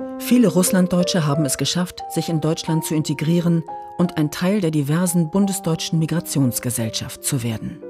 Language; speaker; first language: German; native; German